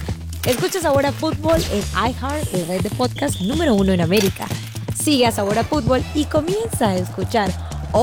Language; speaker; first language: Spanish; native; Spanish